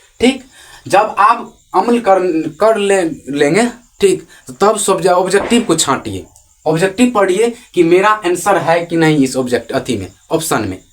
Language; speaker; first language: Hindi; native; Hindi